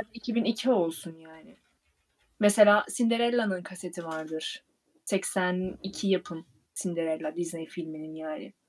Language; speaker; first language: Turkish; early bilingual, heritage; Turkish